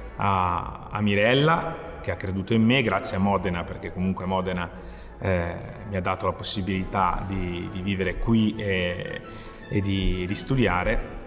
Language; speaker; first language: Italian; native; Italian